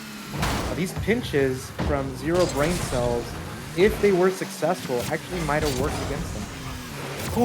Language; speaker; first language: English; native; English